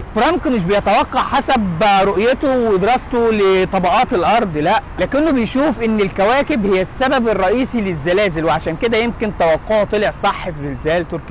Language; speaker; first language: Arabic; native; Arabic